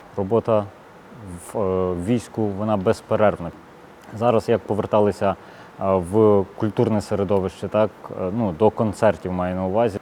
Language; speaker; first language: Ukrainian; native; Ukrainian